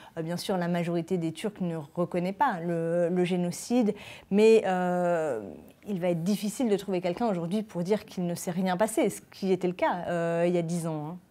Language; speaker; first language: French; native; French